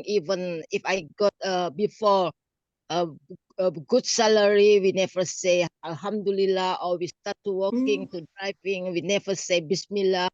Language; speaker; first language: English; non-native, learner; Indonesian